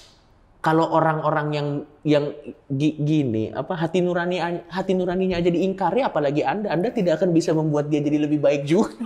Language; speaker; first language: Indonesian; native; Indonesian